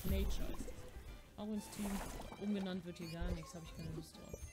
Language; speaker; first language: German; native; German